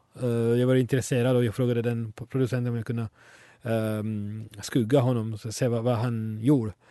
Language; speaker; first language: Swedish; non-native, fluent; Italian